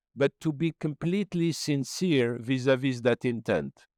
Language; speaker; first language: English; non-native, fluent; Arabic